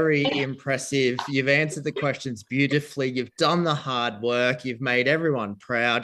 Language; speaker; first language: English; native; English